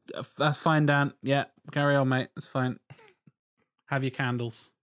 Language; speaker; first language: English; native; English